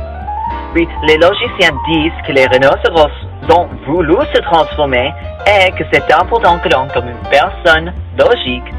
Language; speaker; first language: French; non-native, learner; English